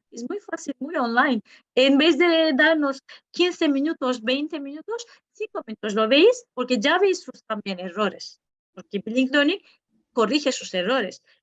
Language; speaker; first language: Spanish; non-native, fluent; Turkish